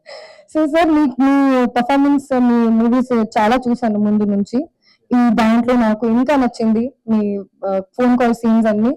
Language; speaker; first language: Telugu; non-native, fluent; Hindi